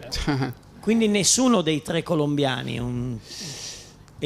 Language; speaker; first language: Italian; native; Italian